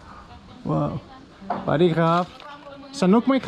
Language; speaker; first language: Thai; non-native, learner; Russian